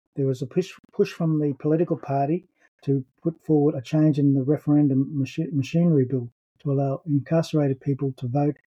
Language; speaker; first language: English; native; English